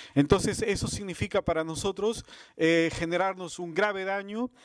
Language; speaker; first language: Spanish; native; Spanish